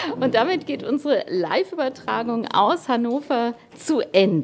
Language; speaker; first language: German; native; German